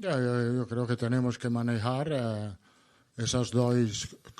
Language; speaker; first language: Portuguese; non-native, learner; Italian